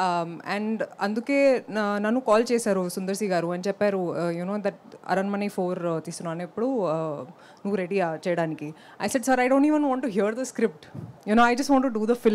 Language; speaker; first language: Telugu; non-native, local second language; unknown